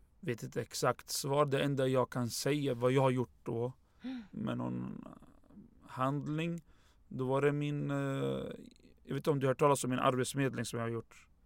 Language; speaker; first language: Swedish; early bilingual, other home language; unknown